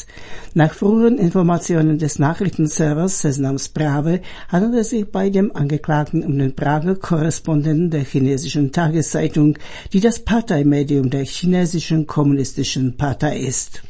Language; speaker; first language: German; native; German